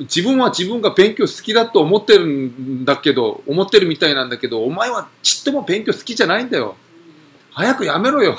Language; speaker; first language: Japanese; non-native, fluent; Korean